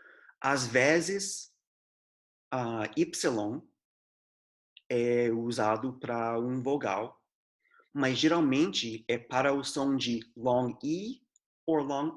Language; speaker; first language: Portuguese; non-native, fluent; English